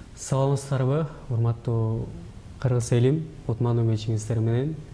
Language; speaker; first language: Kyrgyz; native; Kyrgyz